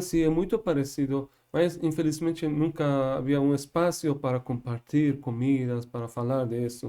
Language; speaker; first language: Portuguese; non-native, learner; Persian